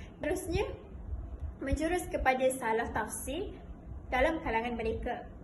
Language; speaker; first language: Malay; native; Malay